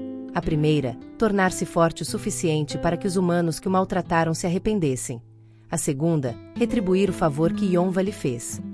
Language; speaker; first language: Portuguese; native; Portuguese